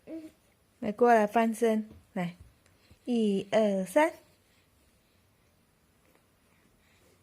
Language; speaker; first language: Chinese; non-native, fluent; Indonesian